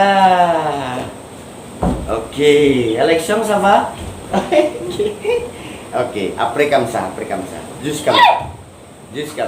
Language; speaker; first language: French; non-native, learner; Indonesian